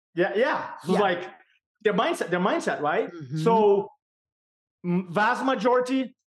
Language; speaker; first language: English; non-native, fluent; Portuguese